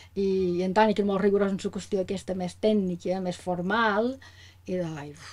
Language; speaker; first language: Catalan; native; Catalan